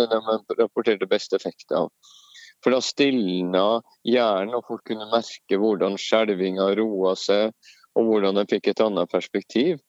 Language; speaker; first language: Norwegian; native; Norwegian